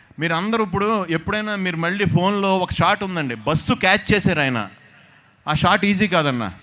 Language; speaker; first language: Telugu; native; Telugu